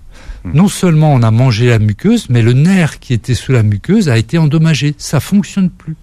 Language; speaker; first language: French; native; French